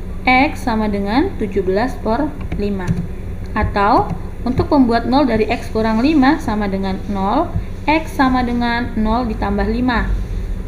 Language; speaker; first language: Indonesian; native; Indonesian